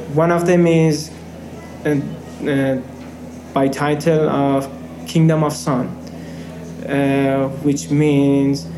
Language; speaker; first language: English; non-native, fluent; Persian